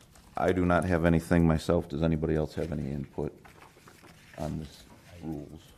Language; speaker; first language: English; native; English